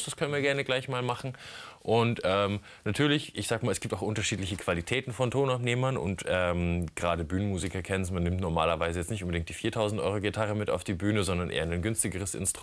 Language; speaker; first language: German; native; German